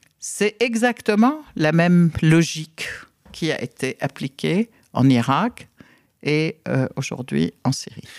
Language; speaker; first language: French; non-native, fluent; Arabic